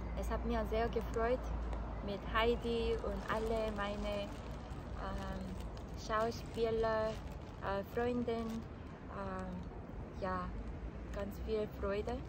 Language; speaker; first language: German; non-native, learner; Korean